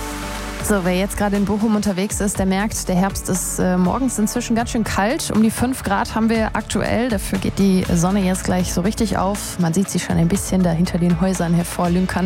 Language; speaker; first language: German; native; German